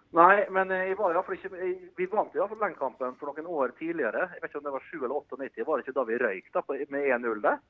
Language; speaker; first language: Norwegian; early bilingual, other home language; Dutch